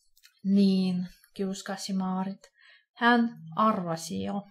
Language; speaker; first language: Finnish; non-native, fluent; Russian